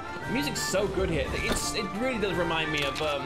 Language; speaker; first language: English; native; English